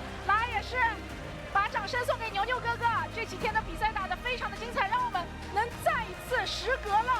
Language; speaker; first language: Chinese; native; Chinese